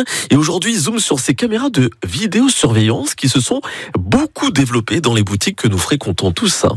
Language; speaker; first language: French; native; French